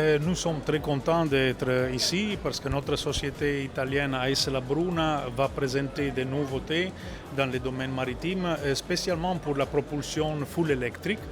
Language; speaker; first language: French; non-native, fluent; Italian